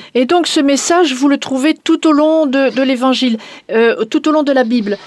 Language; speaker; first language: French; native; French